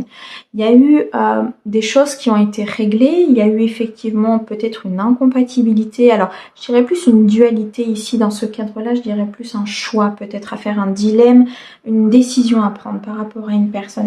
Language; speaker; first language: French; native; French